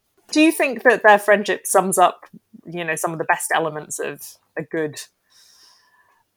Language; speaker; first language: English; native; English